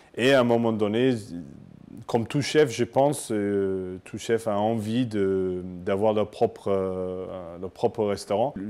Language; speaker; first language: French; non-native, fluent; English